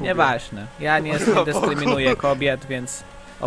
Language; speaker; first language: Polish; native; Polish